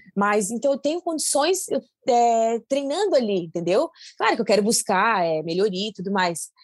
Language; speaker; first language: Portuguese; native; Portuguese